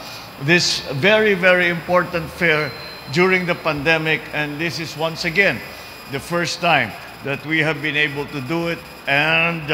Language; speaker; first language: English; non-native, local second language; Filipino